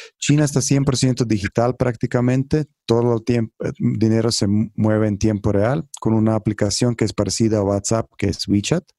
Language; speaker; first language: Spanish; non-native, fluent; Croatian